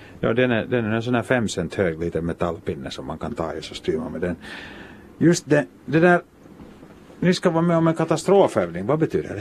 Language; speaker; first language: Swedish; native; Swedish